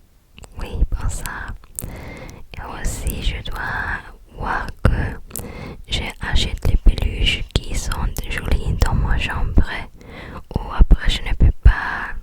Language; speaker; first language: French; non-native, learner; English